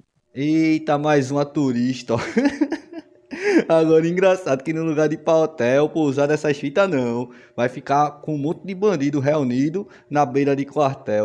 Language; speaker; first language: Portuguese; native; Portuguese